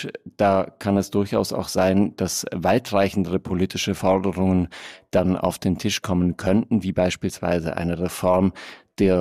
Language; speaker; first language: German; native; German